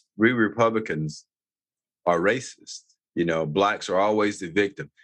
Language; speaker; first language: English; native; English